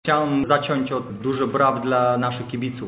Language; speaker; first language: Polish; non-native, fluent; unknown